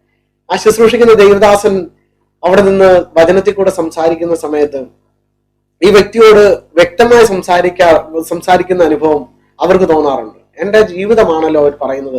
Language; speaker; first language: Malayalam; native; Malayalam